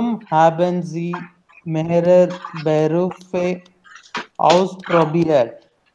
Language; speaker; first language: German; non-native, learner; Hindi